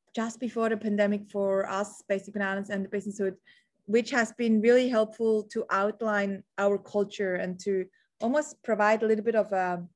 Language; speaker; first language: English; non-native, fluent; Swiss German